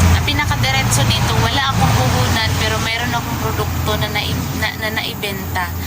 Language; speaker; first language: Filipino; non-native, local second language; Cebuano